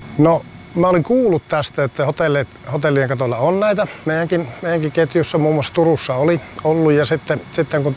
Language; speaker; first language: Finnish; native; Finnish